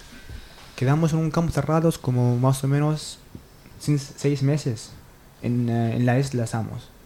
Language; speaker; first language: Spanish; non-native, learner; Arabic